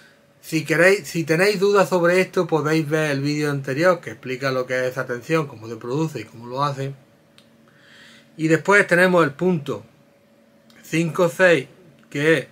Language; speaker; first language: Spanish; native; Spanish